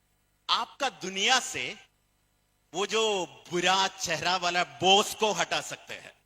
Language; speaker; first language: Hindi; non-native, fluent; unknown